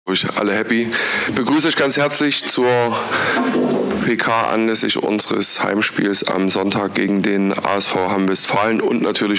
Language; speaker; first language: German; native; German